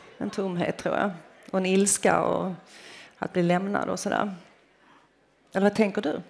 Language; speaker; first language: Swedish; early bilingual, other home language; Finnish